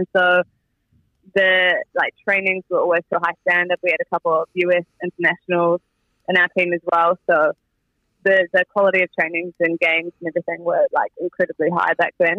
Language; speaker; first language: English; native; English